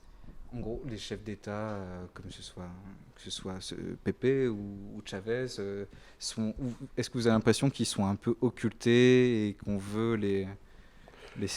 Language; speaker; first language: French; native; French